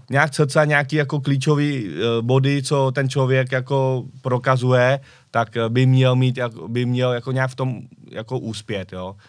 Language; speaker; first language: Czech; early bilingual, other home language; Vietnamese